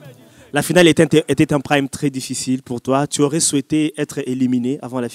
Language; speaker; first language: French; non-native, local second language; Lingala